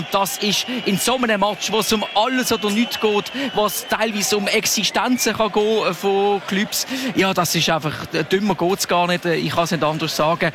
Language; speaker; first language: German; native; German